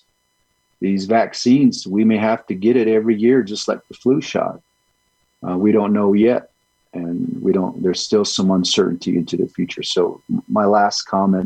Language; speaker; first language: English; early bilingual, other home language; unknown